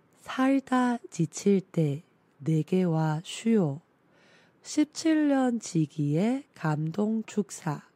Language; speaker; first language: Korean; non-native, fluent; Chinese